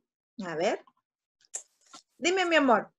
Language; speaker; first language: Spanish; native; Spanish